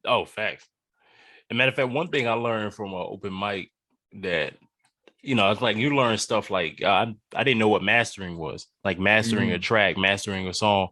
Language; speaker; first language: English; native; English